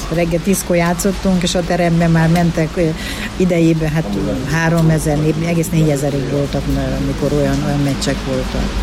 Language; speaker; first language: Hungarian; native; Hungarian